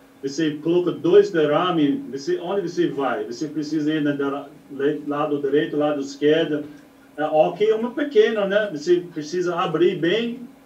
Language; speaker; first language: Portuguese; non-native, learner; English